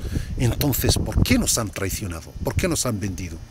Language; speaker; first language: Spanish; non-native, local second language; Arabic